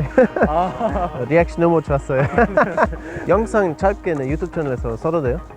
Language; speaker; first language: Korean; non-native, learner; English